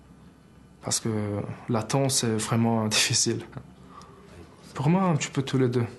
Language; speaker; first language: French; early bilingual, other home language; Albanian